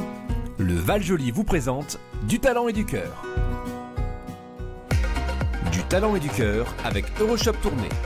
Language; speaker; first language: French; native; French